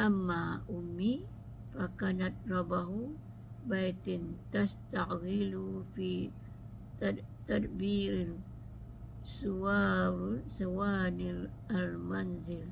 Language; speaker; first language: Arabic; non-native, learner; Malay